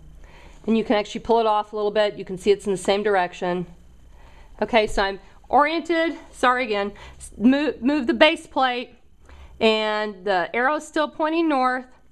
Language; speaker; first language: English; native; English